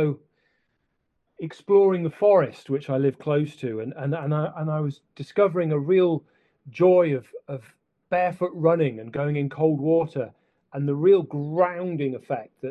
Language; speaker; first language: English; native; English